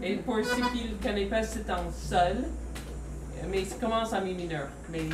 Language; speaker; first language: French; non-native, fluent; English